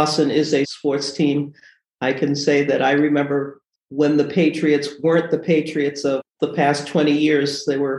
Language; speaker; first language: English; native; English